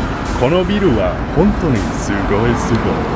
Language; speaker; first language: Japanese; non-native, learner; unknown